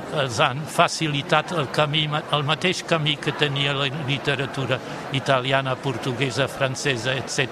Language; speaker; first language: Catalan; non-native, fluent; German